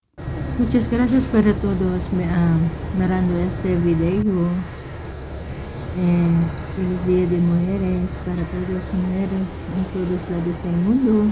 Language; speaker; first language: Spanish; non-native, learner; Filipino